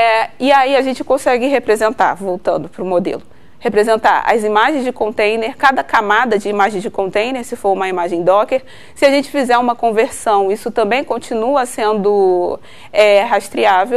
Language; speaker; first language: Portuguese; native; Portuguese